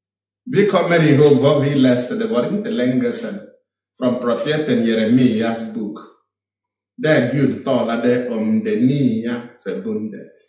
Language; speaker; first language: Swedish; non-native, fluent; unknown